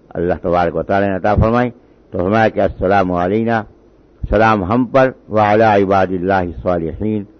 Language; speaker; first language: Urdu; native; Urdu